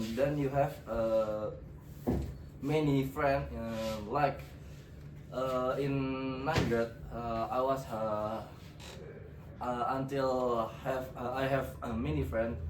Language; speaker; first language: English; non-native, learner; Indonesian